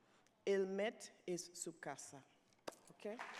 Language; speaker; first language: Spanish; non-native, learner; English